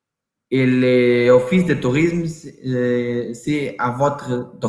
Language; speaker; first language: French; non-native, learner; Portuguese